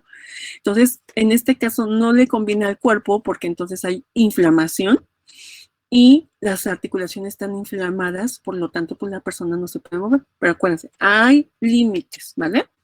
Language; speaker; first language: Spanish; native; Spanish